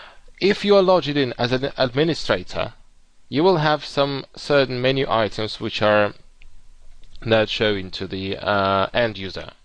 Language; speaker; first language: English; non-native, fluent; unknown